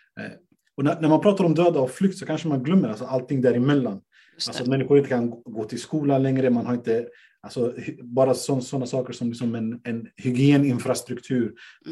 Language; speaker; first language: Swedish; native; Swedish